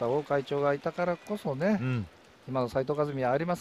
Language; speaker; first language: Japanese; native; Japanese